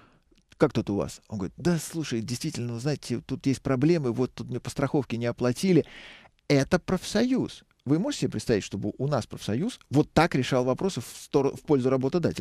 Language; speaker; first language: Russian; native; Russian